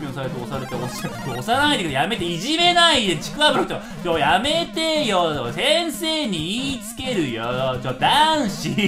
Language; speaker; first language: Japanese; native; Japanese